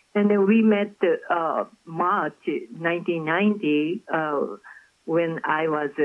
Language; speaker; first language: English; non-native, fluent; Japanese